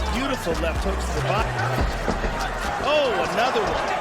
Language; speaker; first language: English; native; English